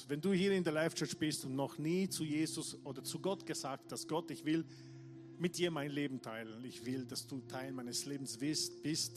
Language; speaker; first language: German; non-native, fluent; English